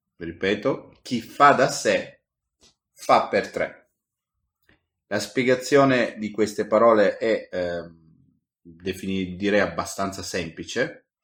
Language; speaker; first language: Italian; native; Italian